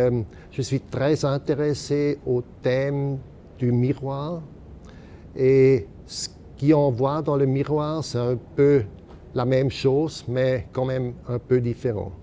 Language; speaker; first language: French; non-native, local second language; German